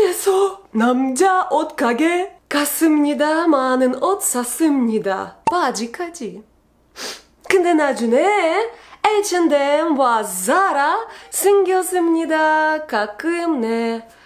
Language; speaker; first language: Korean; non-native, learner; Russian